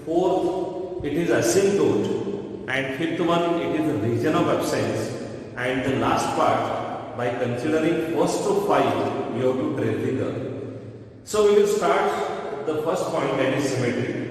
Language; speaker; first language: English; non-native, local second language; Marathi